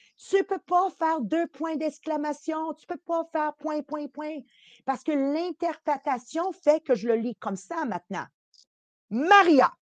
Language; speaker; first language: French; early bilingual, other home language; Italian